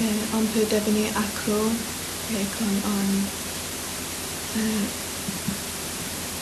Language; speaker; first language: French; non-native, learner; English